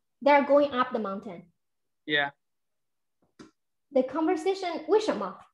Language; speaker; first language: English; non-native, fluent; Chinese